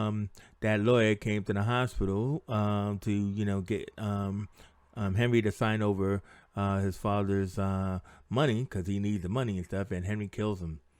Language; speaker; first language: English; native; English